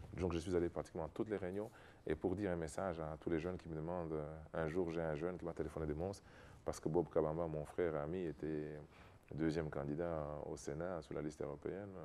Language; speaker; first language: French; non-native, local second language; Lingala